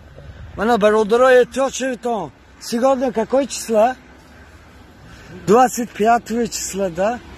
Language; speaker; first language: Russian; non-native, learner; Tajik